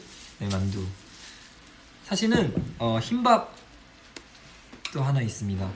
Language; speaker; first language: Korean; non-native, fluent; Chinese